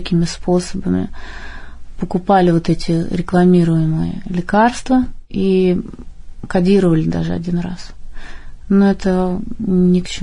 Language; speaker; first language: Russian; native; Russian